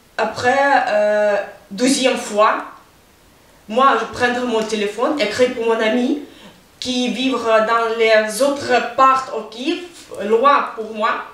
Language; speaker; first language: French; non-native, learner; Ukrainian